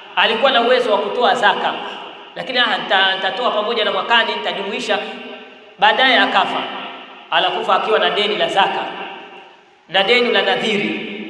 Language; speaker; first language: Swahili; native; Swahili